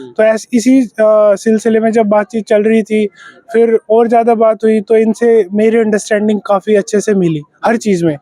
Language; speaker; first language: Hindi; native; Hindi